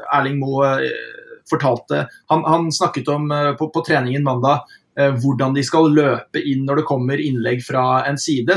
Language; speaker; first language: Norwegian; early bilingual, heritage; Norwegian